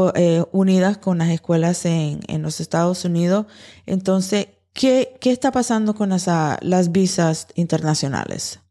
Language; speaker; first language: Spanish; early bilingual, heritage; Spanish